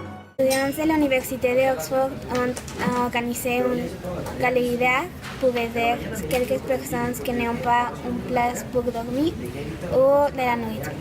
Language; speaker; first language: French; non-native, learner; Spanish